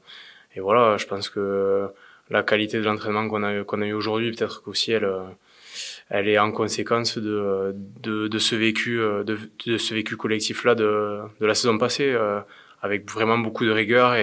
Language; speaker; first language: French; native; French